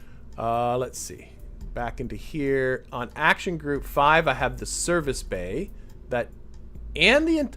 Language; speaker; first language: English; native; English